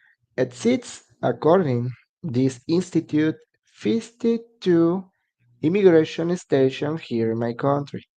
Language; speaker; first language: English; non-native, learner; Spanish